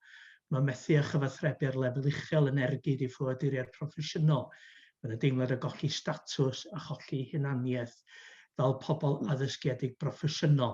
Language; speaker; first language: Welsh; native; Welsh